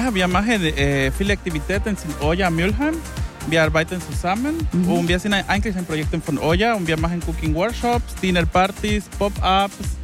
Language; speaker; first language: German; non-native, fluent; Spanish